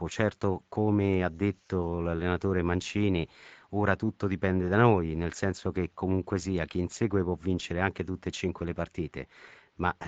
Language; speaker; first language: Italian; native; Italian